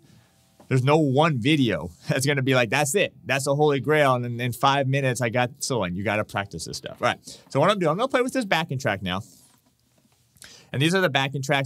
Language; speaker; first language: English; native; English